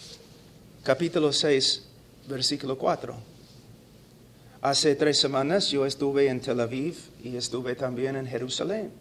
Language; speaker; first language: Spanish; non-native, fluent; English